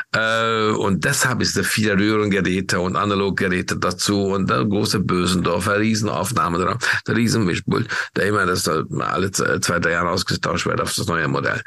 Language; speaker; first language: German; non-native, fluent; Hungarian